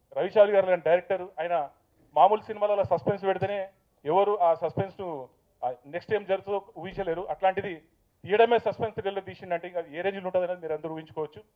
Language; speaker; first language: Telugu; native; Telugu